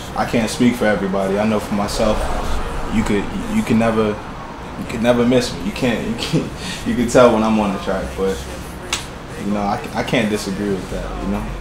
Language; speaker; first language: English; native; English